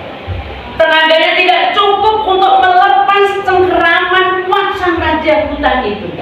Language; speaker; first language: Indonesian; native; Indonesian